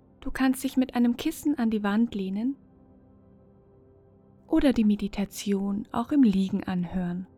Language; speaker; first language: German; native; German